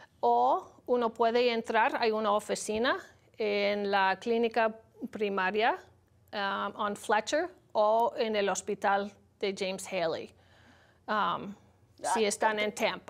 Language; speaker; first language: Spanish; non-native, learner; English